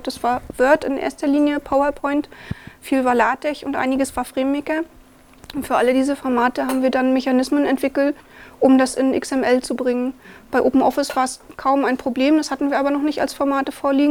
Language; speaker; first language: German; native; German